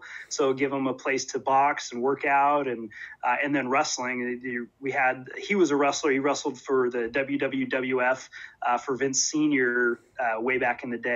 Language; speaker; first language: English; native; English